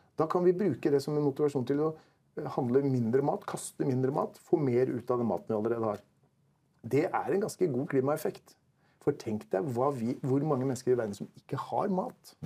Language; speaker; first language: Norwegian; native; Norwegian